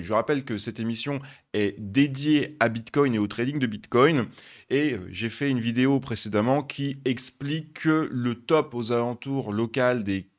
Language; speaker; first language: French; native; French